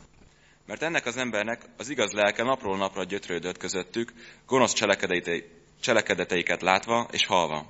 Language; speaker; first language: Hungarian; native; Hungarian